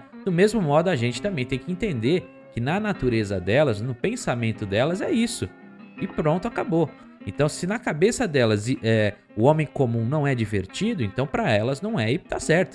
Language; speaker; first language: Portuguese; native; Portuguese